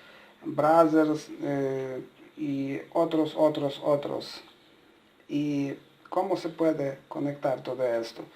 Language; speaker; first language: Spanish; non-native, learner; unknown